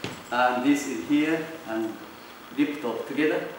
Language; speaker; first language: English; non-native, learner; Japanese